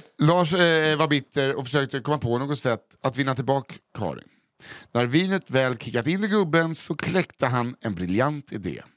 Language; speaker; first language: Swedish; native; Swedish